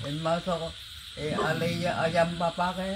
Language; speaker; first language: Indonesian; non-native, local second language; Hakka Chinese